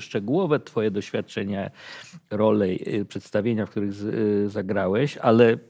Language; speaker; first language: Polish; native; Polish